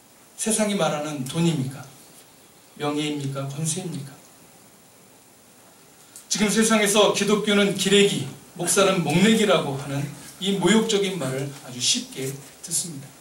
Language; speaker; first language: Korean; native; Korean